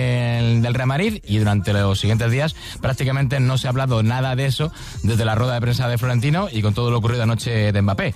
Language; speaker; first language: Spanish; native; Spanish